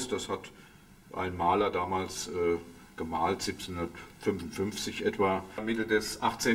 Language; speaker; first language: German; native; German